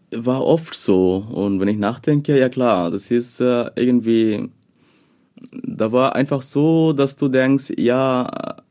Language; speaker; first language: German; non-native, fluent; Bangla